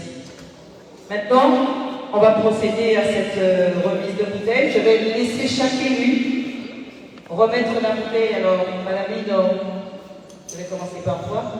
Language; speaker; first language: French; native; French